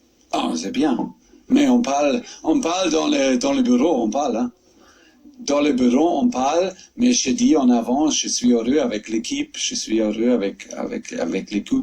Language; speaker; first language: French; non-native, fluent; German